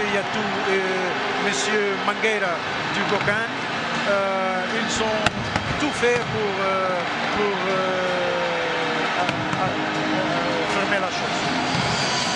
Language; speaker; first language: French; non-native, fluent; Portuguese